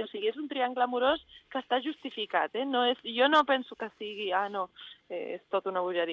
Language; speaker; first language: Catalan; non-native, fluent; Spanish